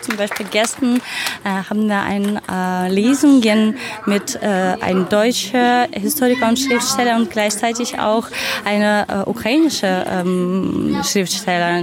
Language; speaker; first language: German; non-native, fluent; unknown